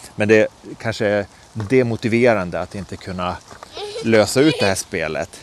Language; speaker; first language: Swedish; native; Swedish